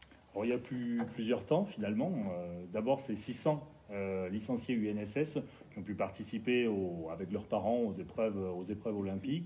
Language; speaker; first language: French; native; French